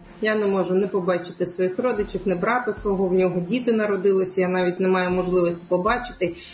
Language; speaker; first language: Ukrainian; non-native, local second language; Crimean Tatar